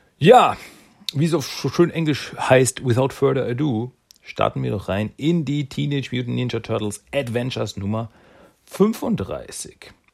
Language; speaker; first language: German; native; German